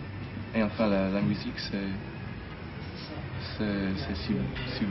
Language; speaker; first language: French; non-native, learner; English